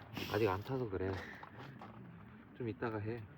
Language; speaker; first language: Korean; native; Korean